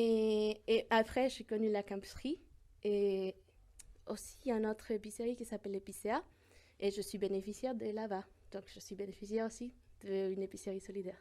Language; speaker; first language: French; non-native, fluent; Spanish